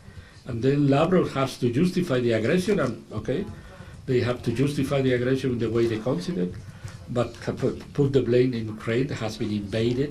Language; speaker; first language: English; non-native, fluent; Spanish